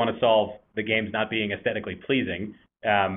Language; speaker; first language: English; native; English